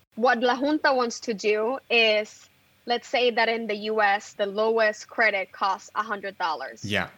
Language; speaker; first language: English; non-native, fluent; Spanish